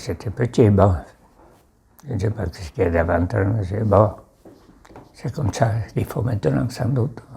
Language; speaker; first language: French; non-native, local second language; Basque